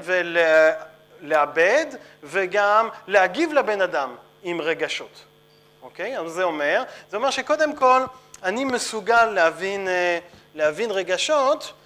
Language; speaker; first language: Hebrew; non-native, fluent; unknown